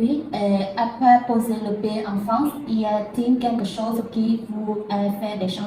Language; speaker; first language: French; non-native, fluent; Vietnamese